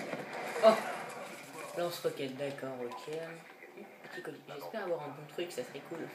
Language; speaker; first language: French; native; French